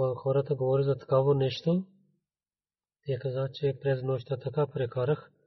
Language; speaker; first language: Bulgarian; non-native, learner; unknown